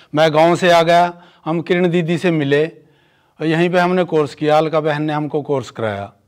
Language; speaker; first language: Hindi; native; Hindi